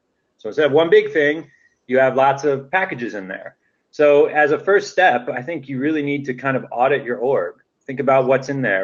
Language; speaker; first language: English; native; English